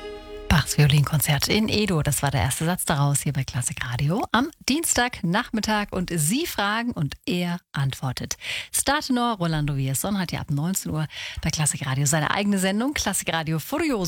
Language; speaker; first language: German; native; German